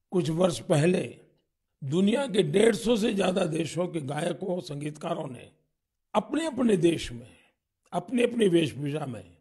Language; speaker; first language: Hindi; non-native, local second language; Gujarati